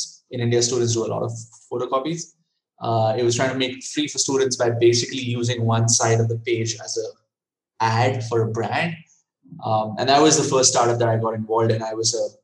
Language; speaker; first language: English; non-native, local second language; Hindi